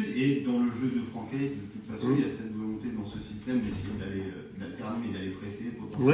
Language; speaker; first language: French; native; French